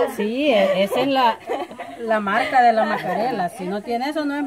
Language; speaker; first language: Spanish; native; Spanish